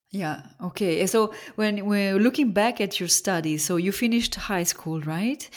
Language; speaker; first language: English; non-native, fluent; Italian